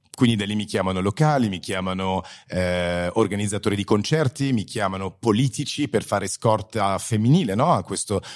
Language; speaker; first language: Italian; early bilingual, heritage; Italian